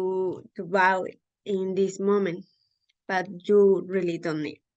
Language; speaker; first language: English; non-native, learner; Spanish